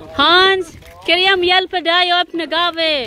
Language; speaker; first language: Norwegian; non-native, learner; Filipino